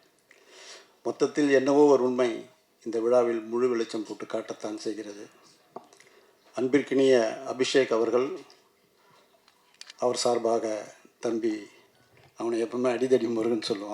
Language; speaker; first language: Tamil; native; Tamil